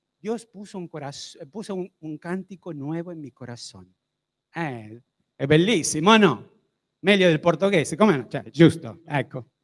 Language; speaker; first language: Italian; non-native, fluent; Spanish